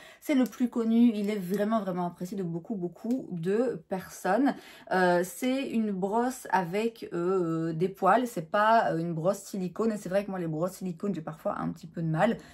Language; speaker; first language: French; native; French